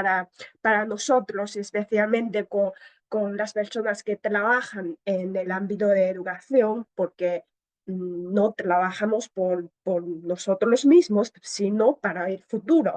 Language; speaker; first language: Spanish; non-native, learner; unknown